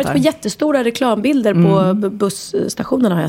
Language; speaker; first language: Swedish; native; Swedish